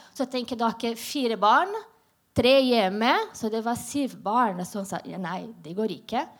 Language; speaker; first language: Norwegian; non-native, learner; Portuguese